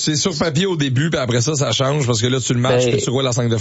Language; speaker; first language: French; native; French